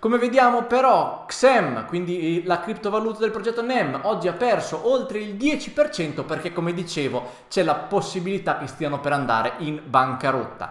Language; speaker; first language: Italian; native; Italian